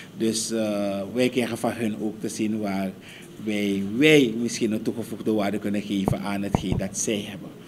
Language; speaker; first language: Dutch; native; Dutch